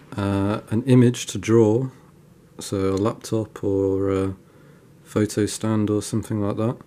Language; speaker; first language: English; native; English